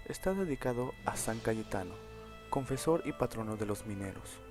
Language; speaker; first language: Spanish; native; Spanish